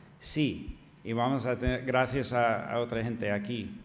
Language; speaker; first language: Spanish; non-native, fluent; English